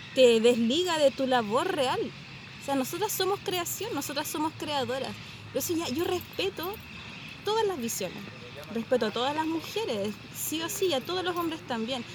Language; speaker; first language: Spanish; native; Spanish